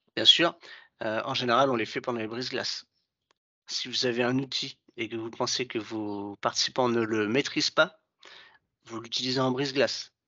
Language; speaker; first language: French; native; French